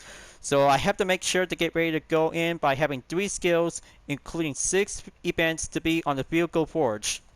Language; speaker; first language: English; non-native, fluent; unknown